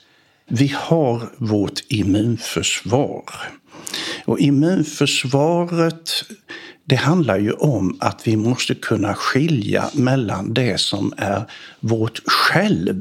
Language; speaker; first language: Swedish; native; Swedish